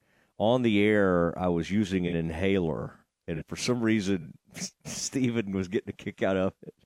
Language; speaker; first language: English; native; English